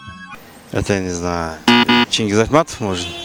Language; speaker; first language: Russian; non-native, learner; Kyrgyz